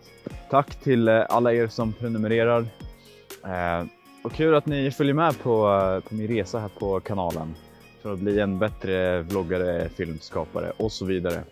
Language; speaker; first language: Swedish; native; Swedish